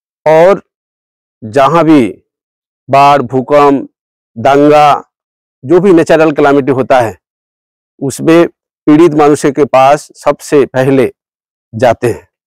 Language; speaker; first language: Hindi; non-native, local second language; Bangla